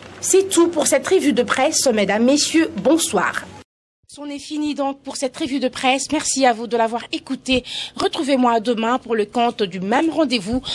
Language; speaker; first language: French; non-native, local second language; Lingala